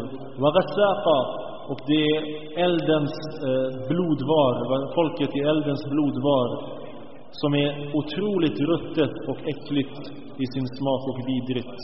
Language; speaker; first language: Swedish; early bilingual, other home language; Arabic